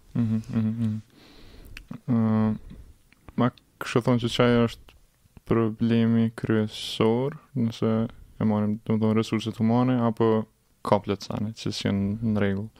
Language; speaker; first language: Albanian; native; Albanian